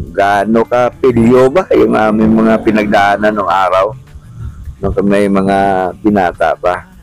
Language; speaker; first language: Filipino; non-native, local second language; Hiligaynon